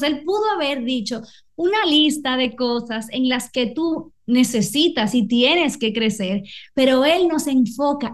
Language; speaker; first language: Spanish; native; Spanish